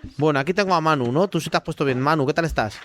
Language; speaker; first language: Spanish; native; Spanish